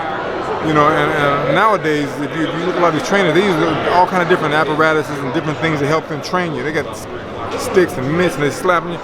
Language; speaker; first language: English; native; English